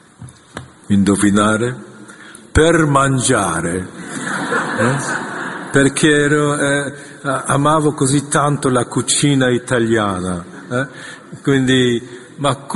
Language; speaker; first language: Italian; non-native, fluent; Korean